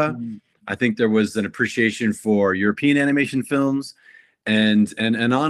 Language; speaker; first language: English; native; English